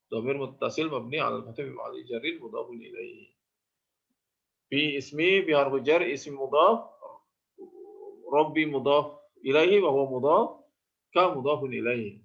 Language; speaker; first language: Arabic; non-native, fluent; Indonesian